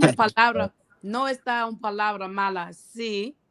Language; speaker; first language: Spanish; non-native, learner; English